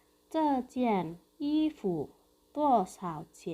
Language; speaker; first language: Chinese; non-native, fluent; Indonesian